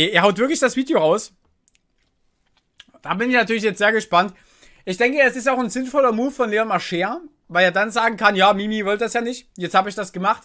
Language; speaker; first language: German; native; German